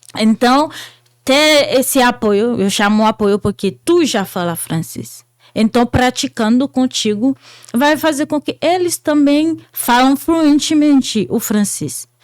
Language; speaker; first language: Portuguese; non-native, fluent; Haitian Creole